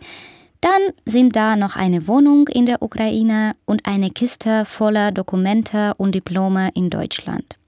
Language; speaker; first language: German; non-native, fluent; Ukrainian